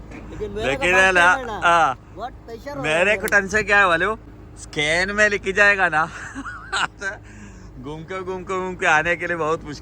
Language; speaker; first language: Hindi; non-native, local second language; Malayalam